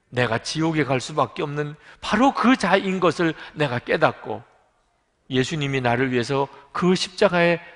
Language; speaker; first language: Korean; native; Korean